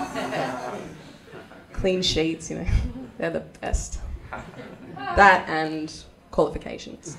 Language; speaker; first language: English; native; English